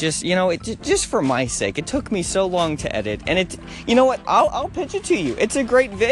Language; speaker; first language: English; native; English